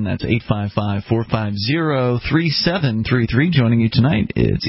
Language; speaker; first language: English; native; English